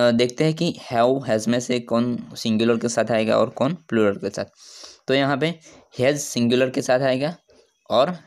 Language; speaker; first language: Hindi; non-native, local second language; Gujarati